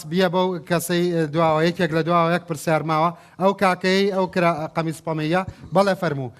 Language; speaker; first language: Central Kurdish; native; Central Kurdish